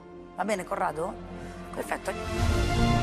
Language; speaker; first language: Italian; native; Italian